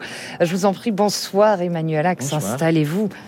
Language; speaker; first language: French; native; French